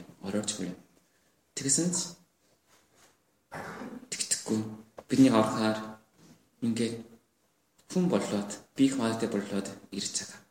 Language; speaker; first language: Mongolian; non-native, learner; Korean